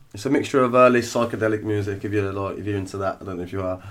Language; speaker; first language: English; native; English